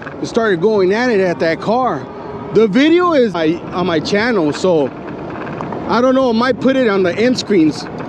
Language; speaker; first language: English; early bilingual, other home language; Spanish